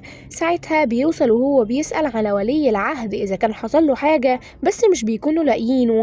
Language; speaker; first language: Arabic; native; Arabic